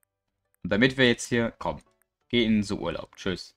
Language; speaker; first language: German; native; German